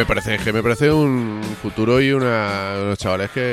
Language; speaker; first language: Spanish; native; Spanish